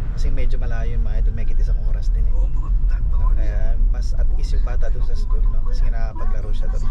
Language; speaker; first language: Filipino; native; Filipino